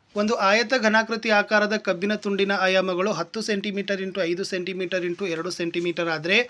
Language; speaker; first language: Kannada; native; Kannada